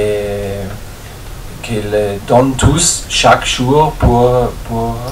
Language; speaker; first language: French; non-native, fluent; German